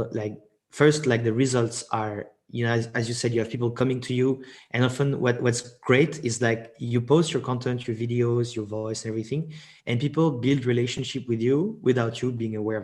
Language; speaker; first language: English; non-native, fluent; French